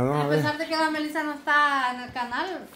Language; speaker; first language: Spanish; native; Spanish